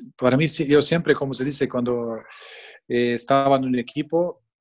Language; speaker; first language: Spanish; non-native, fluent; Bosnian